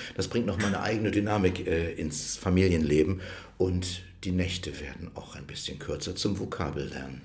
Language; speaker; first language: German; native; German